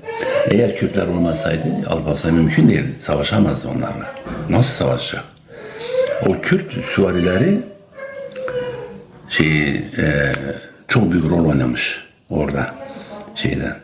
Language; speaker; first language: Turkish; non-native, local second language; Kurdish